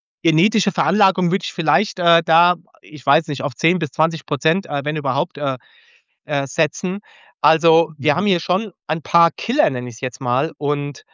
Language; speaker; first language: German; native; German